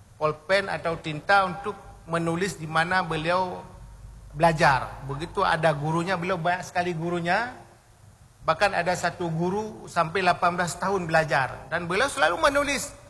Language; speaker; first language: Indonesian; non-native, local second language; Achinese